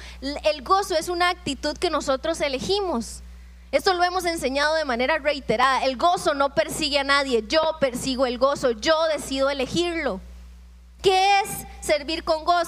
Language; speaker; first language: Spanish; native; Spanish